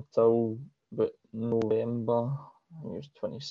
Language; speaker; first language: English; native; English